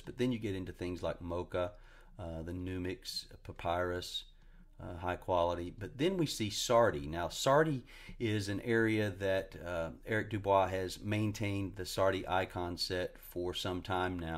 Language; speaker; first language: English; native; English